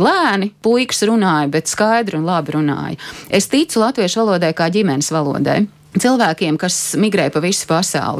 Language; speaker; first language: Latvian; native; Latvian